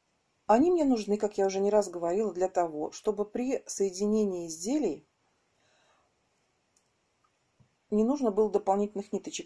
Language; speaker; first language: Russian; native; Russian